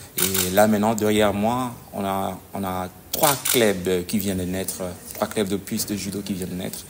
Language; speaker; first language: French; non-native, local second language; Lingala